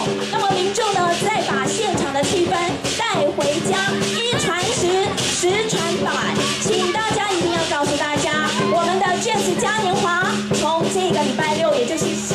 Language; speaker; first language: Chinese; native; Chinese